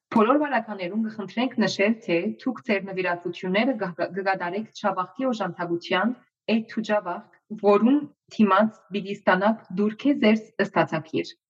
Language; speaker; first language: Armenian; early bilingual, heritage; Armenian